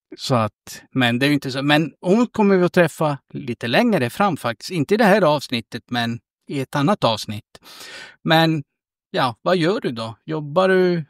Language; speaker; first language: Swedish; native; Swedish